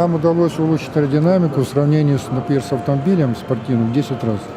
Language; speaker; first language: Russian; native; Russian